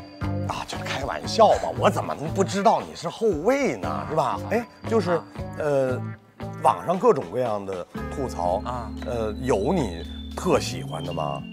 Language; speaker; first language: Chinese; native; Chinese